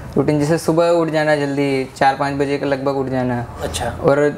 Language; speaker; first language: Hindi; native; Hindi